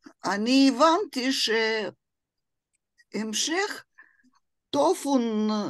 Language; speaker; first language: Hebrew; non-native, fluent; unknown